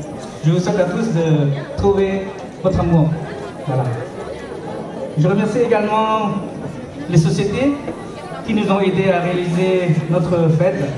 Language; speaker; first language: French; early bilingual, other home language; Hmong